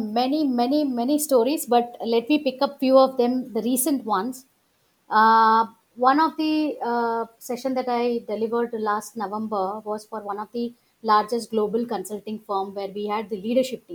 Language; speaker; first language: English; non-native, local second language; Gujarati